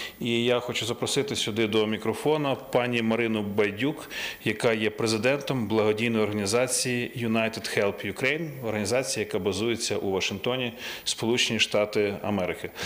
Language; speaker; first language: Ukrainian; native; Ukrainian